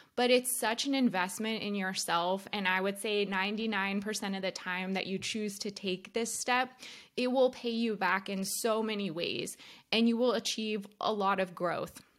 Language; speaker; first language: English; native; English